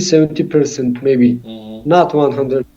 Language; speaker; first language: English; non-native, learner; Tajik